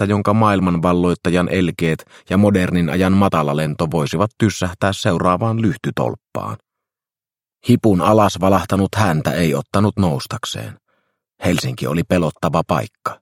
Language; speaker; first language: Finnish; native; Finnish